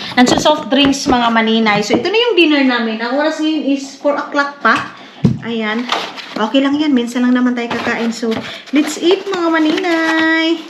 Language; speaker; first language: Filipino; non-native, local second language; Cebuano